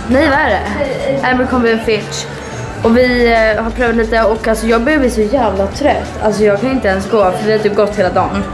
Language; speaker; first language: Swedish; native; Swedish